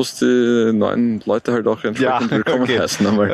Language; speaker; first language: German; native; German